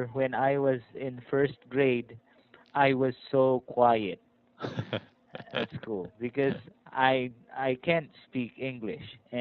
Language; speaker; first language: English; non-native, fluent; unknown